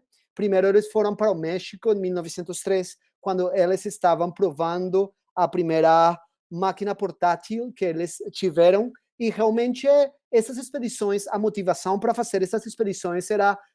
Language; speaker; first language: Portuguese; non-native, fluent; Spanish